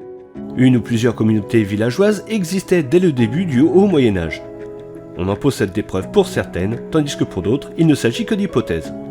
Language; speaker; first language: French; native; French